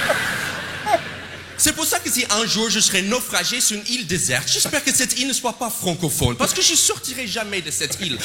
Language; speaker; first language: French; non-native, fluent; English